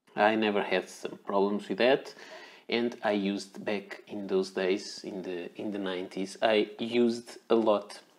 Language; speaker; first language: English; non-native, fluent; Portuguese